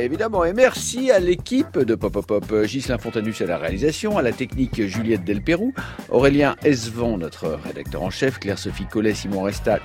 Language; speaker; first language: French; native; French